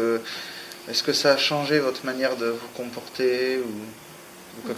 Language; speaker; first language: French; native; French